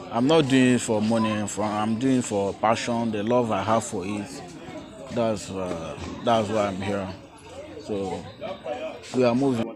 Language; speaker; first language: English; non-native, local second language; Igbo